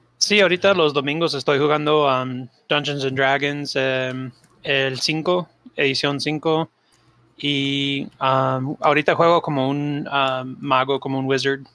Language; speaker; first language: Spanish; early bilingual, heritage; Spanish